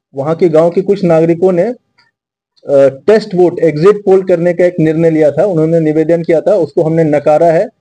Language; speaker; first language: Hindi; non-native, local second language; Marathi